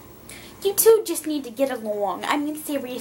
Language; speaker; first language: English; native; English